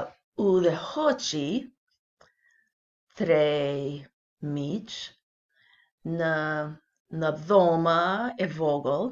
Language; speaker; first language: Albanian; non-native, learner; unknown